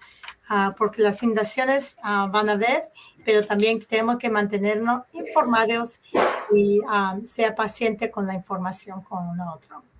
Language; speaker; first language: Spanish; early bilingual, heritage; Spanish